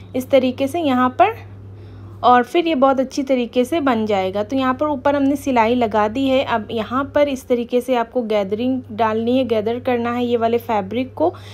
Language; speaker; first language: Hindi; native; Hindi